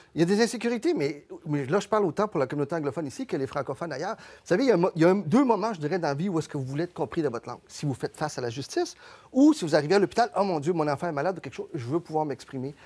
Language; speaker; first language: French; early bilingual, other home language; Spanish